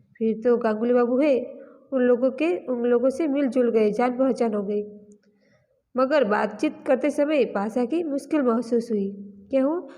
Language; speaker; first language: Hindi; non-native, local second language; Gujarati